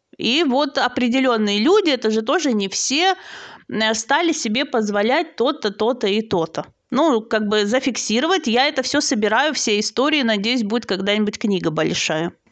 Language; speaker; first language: Russian; native; Russian